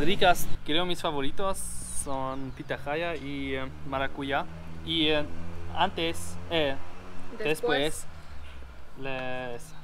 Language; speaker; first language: Spanish; non-native, learner; German